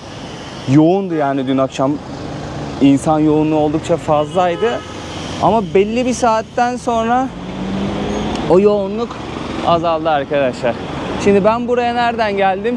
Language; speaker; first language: Turkish; native; Turkish